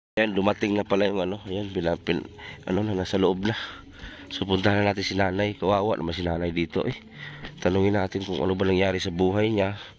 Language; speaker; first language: Filipino; non-native, local second language; Cebuano